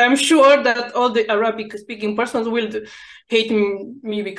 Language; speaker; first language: English; non-native, fluent; Romanian